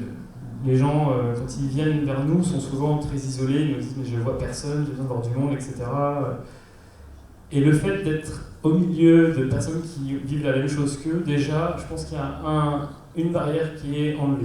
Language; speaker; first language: French; native; French